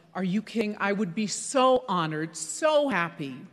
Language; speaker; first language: English; native; English